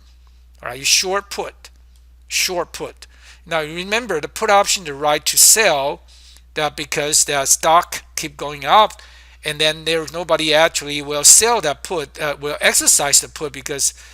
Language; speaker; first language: English; non-native, fluent; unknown